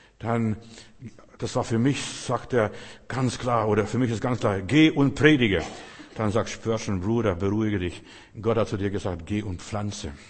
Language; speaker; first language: German; early bilingual, other home language; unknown